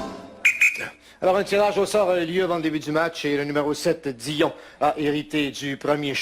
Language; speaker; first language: French; native; French